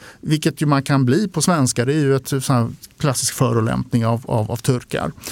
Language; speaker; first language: Swedish; early bilingual, other home language; Turkish